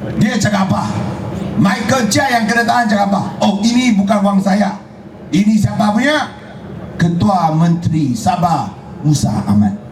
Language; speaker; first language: Malay; non-native, local second language; Chinese